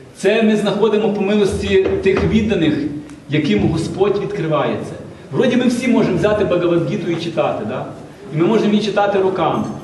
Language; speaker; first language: Ukrainian; non-native, local second language; Russian